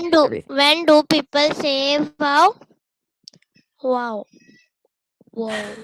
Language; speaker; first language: English; non-native, learner; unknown